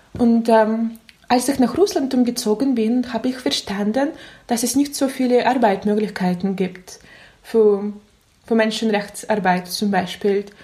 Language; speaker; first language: German; non-native, learner; Russian